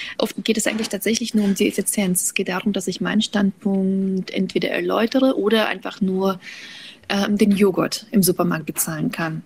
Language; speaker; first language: German; early bilingual, other home language; Russian